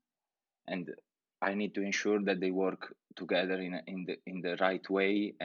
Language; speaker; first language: English; non-native, fluent; Italian